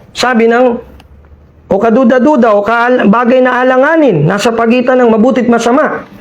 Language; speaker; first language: Filipino; non-native, local second language; Maranao